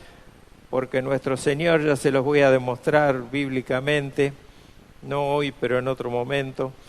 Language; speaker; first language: Spanish; native; Spanish